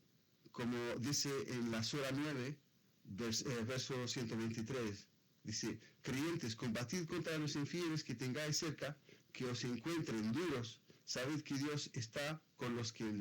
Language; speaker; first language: Spanish; non-native, fluent; Arabic